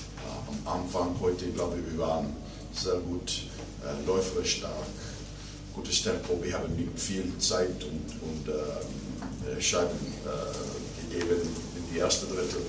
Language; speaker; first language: German; non-native, fluent; English